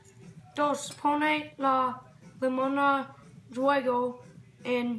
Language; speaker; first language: Spanish; non-native, learner; English